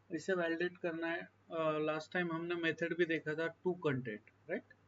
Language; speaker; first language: Hindi; non-native, local second language; Marathi